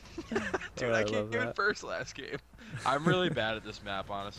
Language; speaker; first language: English; native; English